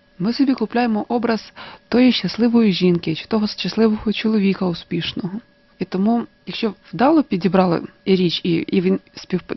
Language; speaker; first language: Ukrainian; native; Ukrainian